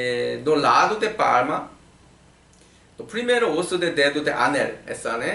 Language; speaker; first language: Portuguese; non-native, learner; Korean